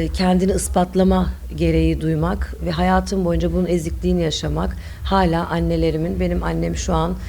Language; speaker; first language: Turkish; early bilingual, other home language; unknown